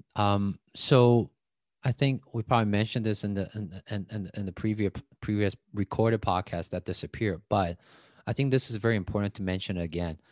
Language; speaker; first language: English; non-native, fluent; Chinese